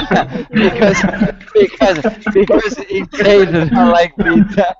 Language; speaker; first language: English; non-native, learner; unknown